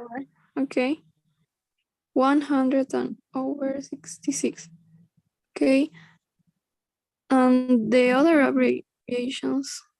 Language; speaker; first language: English; non-native, learner; Spanish